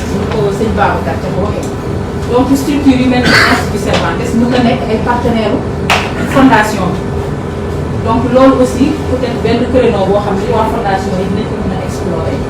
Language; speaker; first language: Wolof; non-native, local second language; Fula